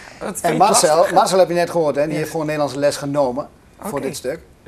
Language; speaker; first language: Dutch; native; Dutch